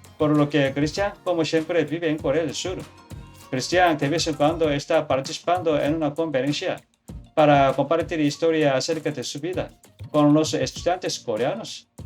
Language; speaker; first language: Spanish; non-native, learner; Korean